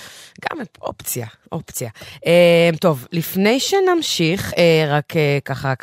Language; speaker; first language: Hebrew; native; Hebrew